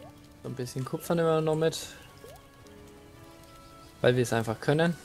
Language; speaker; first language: German; native; German